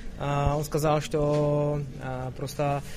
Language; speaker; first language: Russian; non-native, fluent; Czech